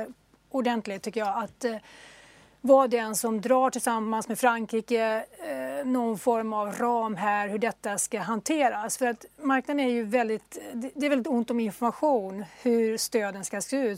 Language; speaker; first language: Swedish; native; Swedish